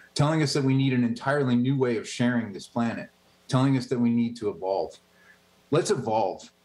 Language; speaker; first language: English; native; English